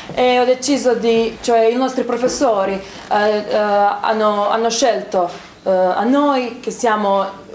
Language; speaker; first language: Italian; non-native, learner; Bosnian